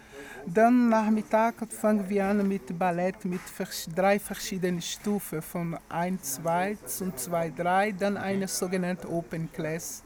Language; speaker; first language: German; non-native, learner; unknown